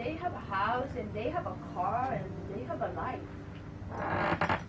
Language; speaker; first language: English; non-native, learner; Japanese